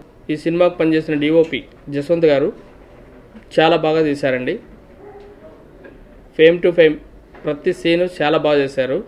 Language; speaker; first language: Telugu; native; Telugu